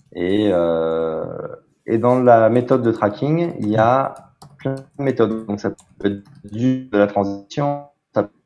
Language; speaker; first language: French; native; French